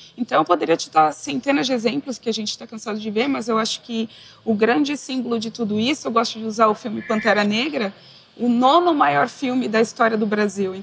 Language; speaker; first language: Portuguese; native; Portuguese